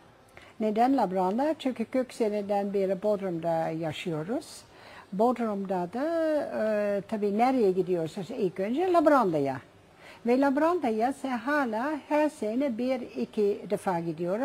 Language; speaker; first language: Turkish; non-native, fluent; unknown